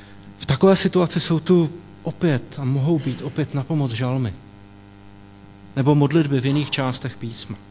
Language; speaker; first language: Czech; native; Czech